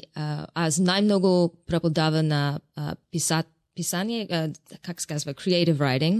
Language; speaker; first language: Bulgarian; non-native, learner; English